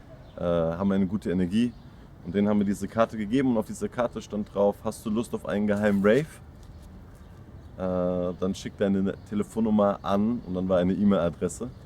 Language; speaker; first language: German; native; German